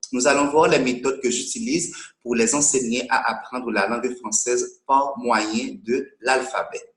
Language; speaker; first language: French; non-native, local second language; Haitian Creole